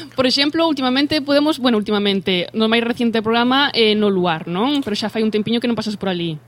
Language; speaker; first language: Galician; native; Galician